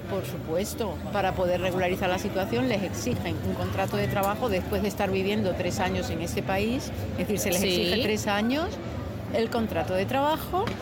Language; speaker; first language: Spanish; native; Spanish